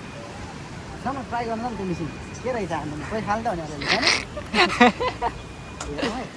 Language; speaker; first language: Nepali; native; Nepali